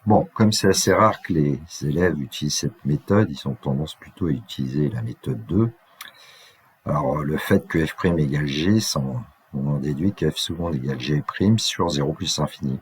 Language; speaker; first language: French; native; French